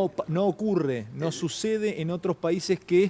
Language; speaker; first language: Spanish; native; Spanish